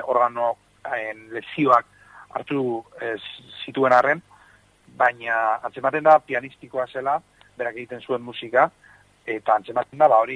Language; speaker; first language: Basque; native; Basque